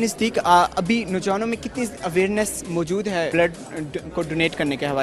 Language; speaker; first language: Urdu; native; Urdu